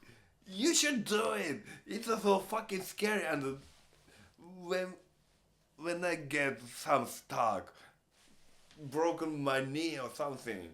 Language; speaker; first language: English; non-native, learner; Japanese